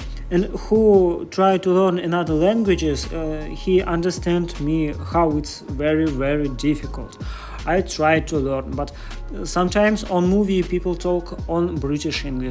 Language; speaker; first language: English; non-native, learner; Russian